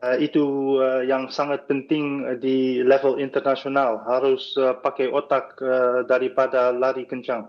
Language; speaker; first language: Indonesian; non-native, fluent; Dutch